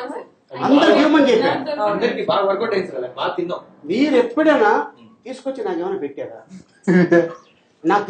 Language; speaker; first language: Telugu; native; Telugu